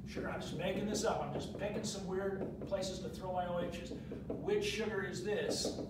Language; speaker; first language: English; native; English